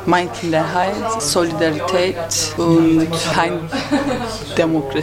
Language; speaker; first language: German; non-native, learner; Turkish